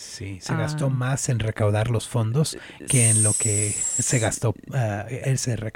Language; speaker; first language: Spanish; native; Spanish